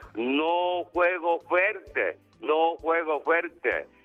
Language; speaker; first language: Spanish; non-native, learner; Japanese